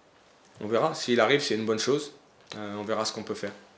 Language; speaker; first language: French; native; French